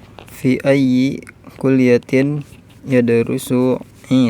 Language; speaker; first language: Arabic; non-native, learner; Indonesian